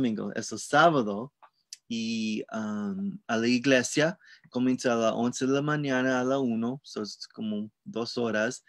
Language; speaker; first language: Spanish; non-native, learner; English